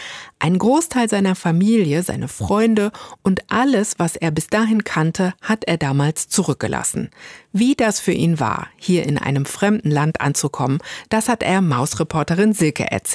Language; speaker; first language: German; native; German